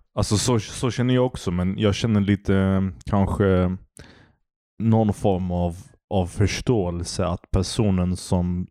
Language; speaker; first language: Swedish; early bilingual, other home language; Turkish